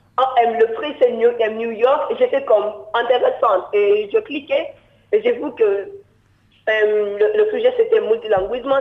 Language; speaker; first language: French; non-native, fluent; Yoruba